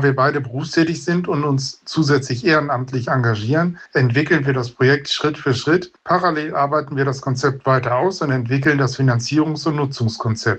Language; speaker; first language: German; native; German